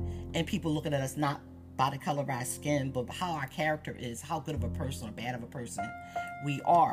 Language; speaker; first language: English; native; English